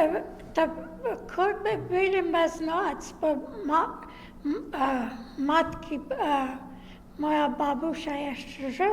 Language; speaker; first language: Polish; early bilingual, heritage; Polish